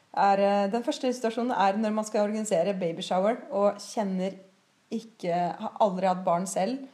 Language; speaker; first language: Norwegian; native; Norwegian